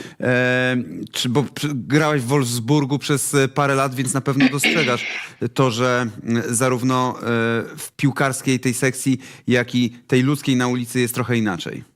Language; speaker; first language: Polish; native; Polish